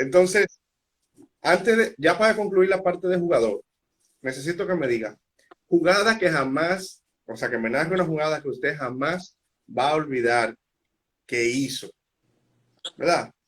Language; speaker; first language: Spanish; native; Spanish